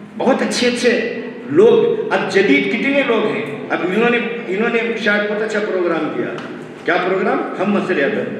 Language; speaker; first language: Urdu; native; Urdu